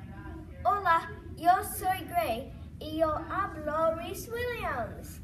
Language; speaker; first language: Spanish; non-native, learner; English